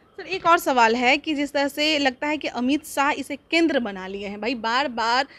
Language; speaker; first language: Hindi; native; Hindi